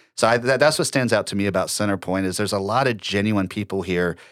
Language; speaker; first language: English; native; English